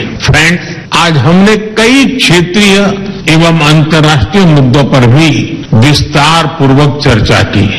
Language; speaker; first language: Hindi; non-native, local second language; Gujarati